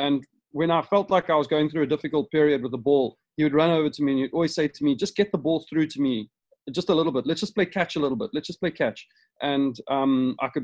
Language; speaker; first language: English; native; English